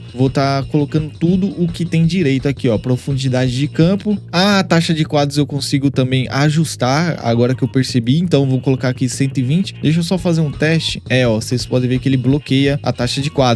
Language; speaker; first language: Portuguese; native; Portuguese